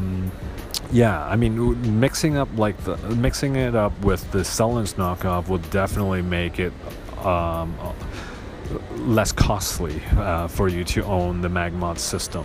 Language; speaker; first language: English; non-native, local second language; Cantonese